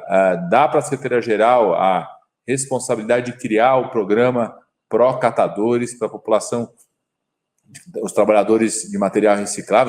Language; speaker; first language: Portuguese; native; Portuguese